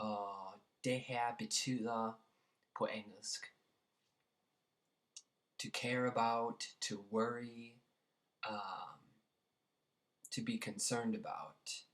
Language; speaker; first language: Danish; non-native, learner; English